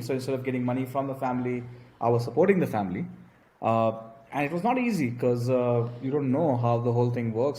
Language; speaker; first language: English; non-native, local second language; Gujarati